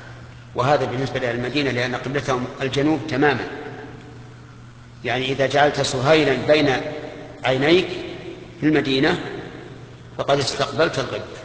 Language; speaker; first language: Arabic; native; Arabic